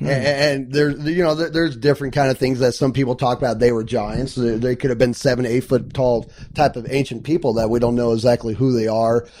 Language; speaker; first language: English; native; English